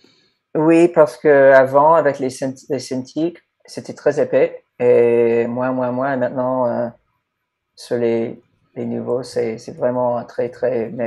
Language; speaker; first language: French; non-native, fluent; English